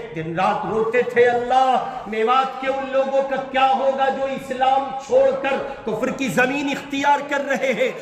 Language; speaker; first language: Urdu; native; Urdu